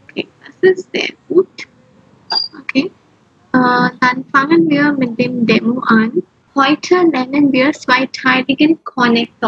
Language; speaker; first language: German; non-native, fluent; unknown